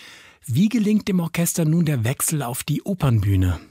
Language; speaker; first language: German; native; German